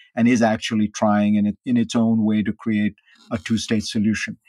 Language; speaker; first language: English; non-native, local second language; Hindi